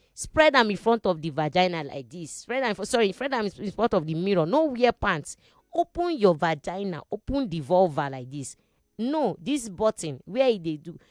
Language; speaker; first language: Nigerian Pidgin; non-native, local second language; Igbo